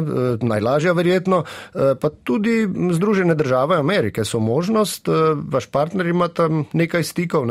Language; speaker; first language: Slovenian; native; Slovenian